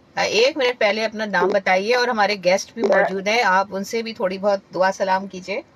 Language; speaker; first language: Urdu; native; Urdu